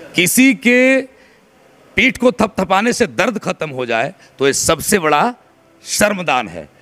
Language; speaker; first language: Hindi; native; Hindi